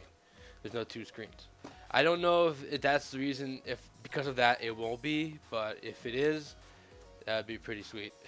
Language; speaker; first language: English; native; English